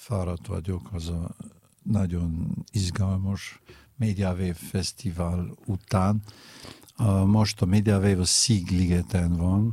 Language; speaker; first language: Hungarian; non-native, fluent; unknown